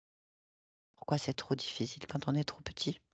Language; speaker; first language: French; native; French